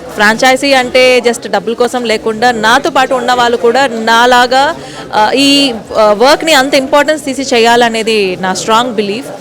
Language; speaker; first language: Telugu; native; Telugu